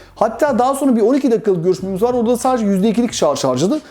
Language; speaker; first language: Turkish; native; Turkish